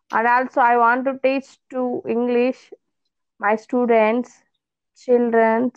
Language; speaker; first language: English; non-native, local second language; Telugu